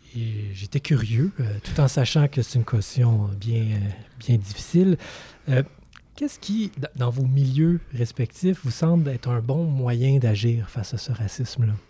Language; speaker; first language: French; native; French